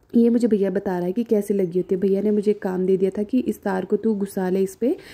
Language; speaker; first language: Hindi; non-native, local second language; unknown